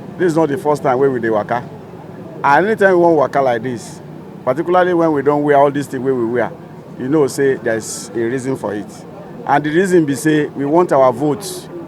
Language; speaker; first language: Nigerian Pidgin; non-native, local second language; Yoruba